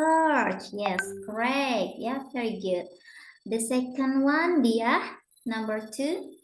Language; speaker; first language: English; non-native, learner; Indonesian